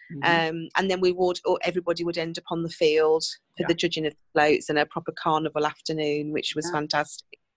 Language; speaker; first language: English; native; English